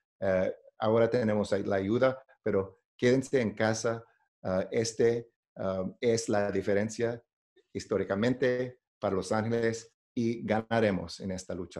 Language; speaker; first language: Spanish; non-native, learner; English